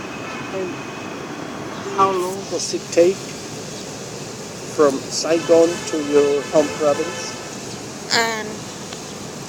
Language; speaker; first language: English; non-native, fluent; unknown